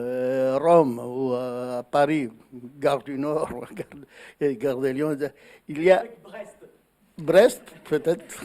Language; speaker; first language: French; non-native, fluent; Greek